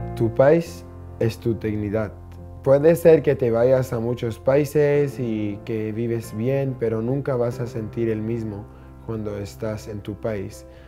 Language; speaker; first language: Spanish; non-native, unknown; Arabic